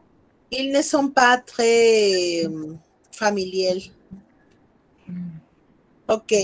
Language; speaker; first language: French; non-native, fluent; Spanish